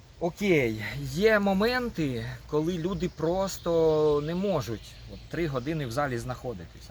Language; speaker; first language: Ukrainian; non-native, local second language; Russian